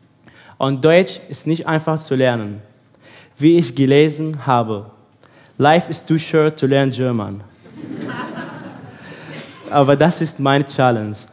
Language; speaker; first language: German; non-native, learner; Arabic